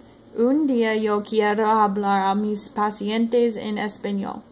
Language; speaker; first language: Spanish; non-native, learner; English